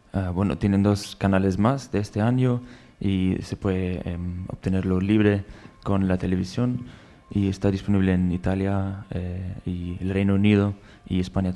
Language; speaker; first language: Spanish; non-native, fluent; German